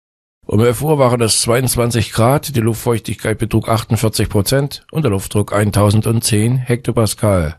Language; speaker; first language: German; native; German